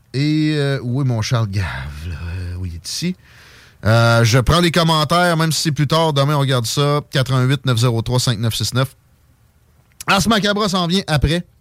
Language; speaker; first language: French; native; French